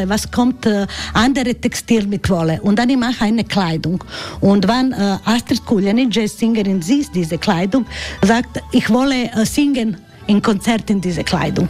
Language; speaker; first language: German; non-native, learner; Croatian